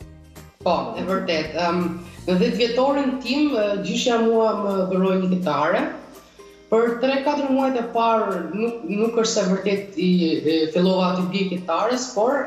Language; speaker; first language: Albanian; early bilingual, heritage; Albanian